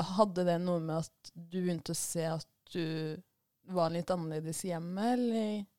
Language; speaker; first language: Norwegian; early bilingual, other home language; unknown